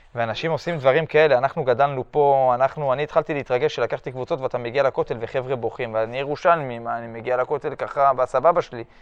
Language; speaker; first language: Hebrew; early bilingual, other home language; French